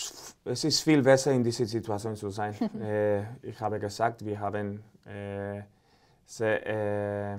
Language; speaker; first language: German; non-native, fluent; Spanish